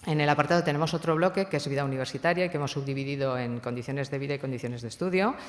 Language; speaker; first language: Spanish; non-native, local second language; Catalan